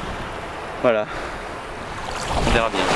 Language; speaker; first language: French; native; French